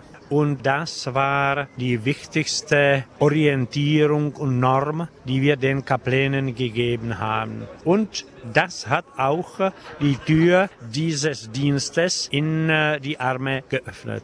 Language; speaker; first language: German; non-native, fluent; Czech